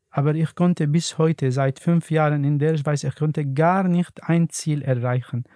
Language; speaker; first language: German; non-native, learner; Arabic